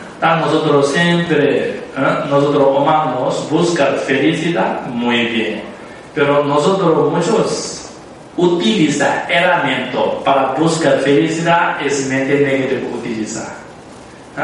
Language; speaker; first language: Spanish; non-native, learner; Tibetan